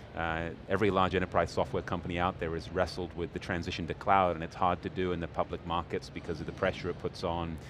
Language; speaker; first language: English; native; English